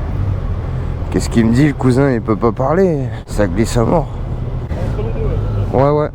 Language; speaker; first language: French; native; French